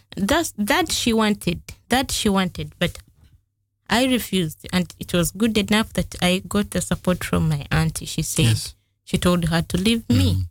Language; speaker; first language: English; non-native, local second language; Ganda